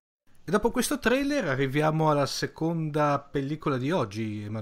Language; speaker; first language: Italian; native; Italian